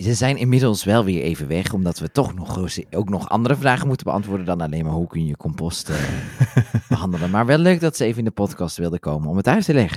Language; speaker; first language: Dutch; native; Dutch